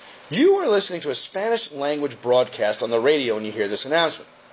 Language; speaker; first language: English; native; English